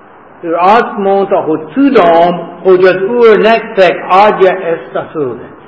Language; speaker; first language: Hungarian; non-native, fluent; English